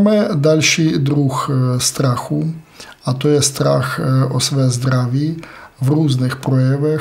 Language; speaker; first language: Czech; non-native, fluent; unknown